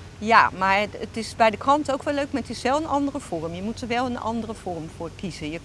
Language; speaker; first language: Dutch; native; Dutch